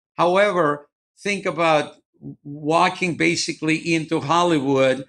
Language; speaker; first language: English; non-native, fluent; Ukrainian